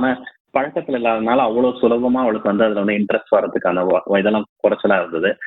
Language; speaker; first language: Tamil; non-native, local second language; Telugu